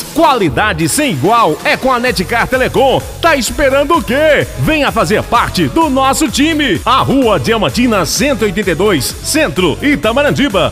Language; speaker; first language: Portuguese; native; Portuguese